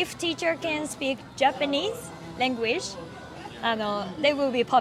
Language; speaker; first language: English; non-native, learner; Japanese